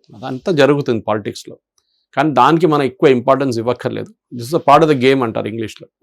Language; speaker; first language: Telugu; non-native, local second language; Malayalam